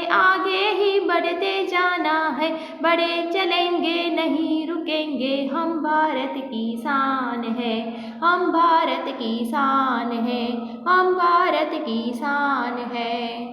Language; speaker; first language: Hindi; non-native, local second language; Gujarati